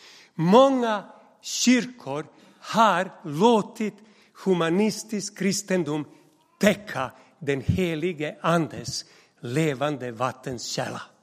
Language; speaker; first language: Swedish; non-native, fluent; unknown